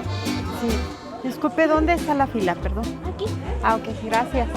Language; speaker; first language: Spanish; native; Spanish